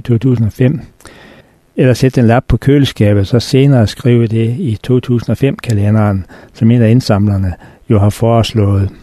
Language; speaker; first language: Danish; native; Danish